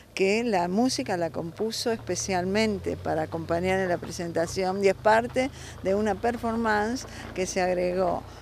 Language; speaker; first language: Spanish; native; Spanish